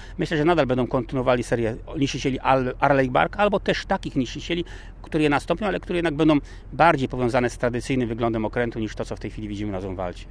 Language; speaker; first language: Polish; native; Polish